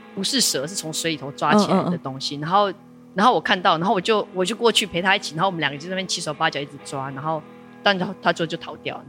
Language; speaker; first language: Chinese; native; Chinese